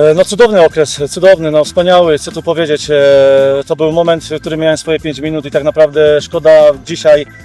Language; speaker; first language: Polish; native; Polish